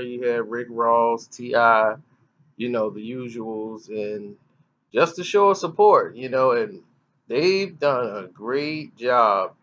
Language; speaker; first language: English; native; English